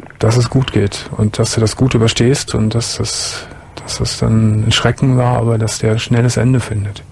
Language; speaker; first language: German; native; German